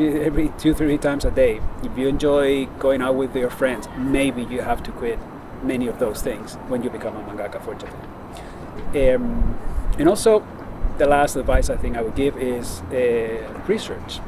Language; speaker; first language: English; non-native, fluent; Spanish